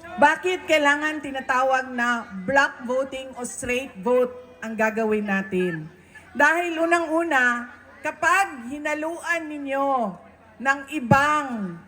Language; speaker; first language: Filipino; non-native, local second language; Cebuano